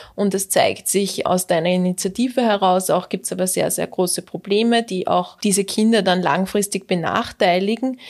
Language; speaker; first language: German; native; German